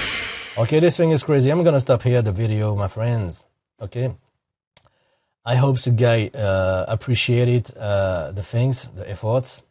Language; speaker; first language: English; non-native, fluent; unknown